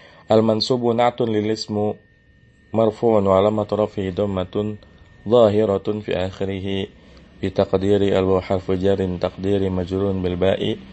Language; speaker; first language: Arabic; non-native, fluent; Indonesian